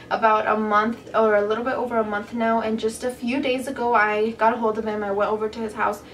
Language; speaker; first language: English; native; English